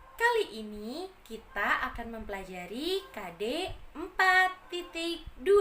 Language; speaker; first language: Indonesian; native; Indonesian